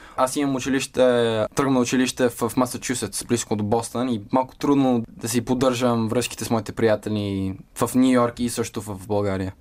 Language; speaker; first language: Bulgarian; early bilingual, heritage; Bulgarian